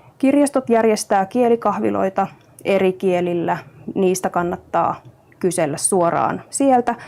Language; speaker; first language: Finnish; native; Finnish